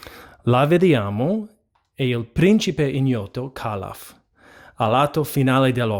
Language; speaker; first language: Italian; non-native, fluent; English